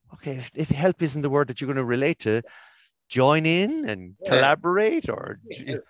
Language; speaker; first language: English; native; English